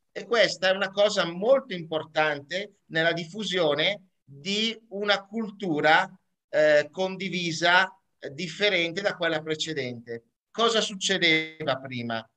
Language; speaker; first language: Italian; native; Italian